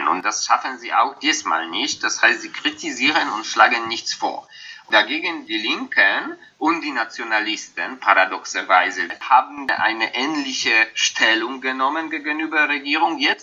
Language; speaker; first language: German; non-native, fluent; Polish